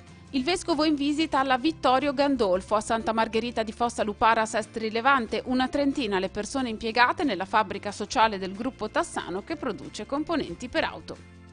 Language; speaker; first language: Italian; native; Italian